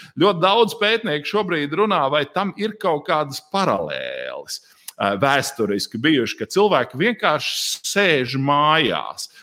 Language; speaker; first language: Latvian; native; Latvian